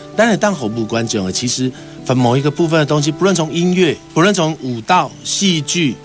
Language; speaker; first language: Min Nan Chinese; native; Min Nan Chinese